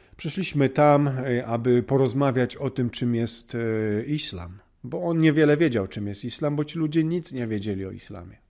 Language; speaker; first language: Polish; native; Polish